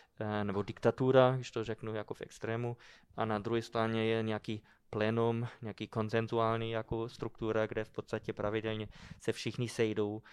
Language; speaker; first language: Czech; non-native, fluent; German